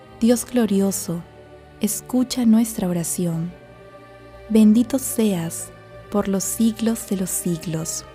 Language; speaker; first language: Spanish; native; Spanish